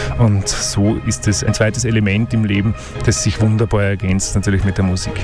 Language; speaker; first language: German; native; German